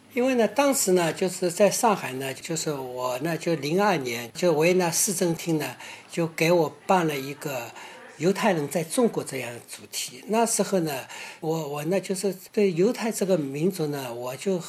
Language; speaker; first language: Chinese; native; Chinese